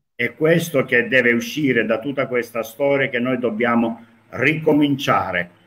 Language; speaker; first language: Italian; non-native, fluent; Greek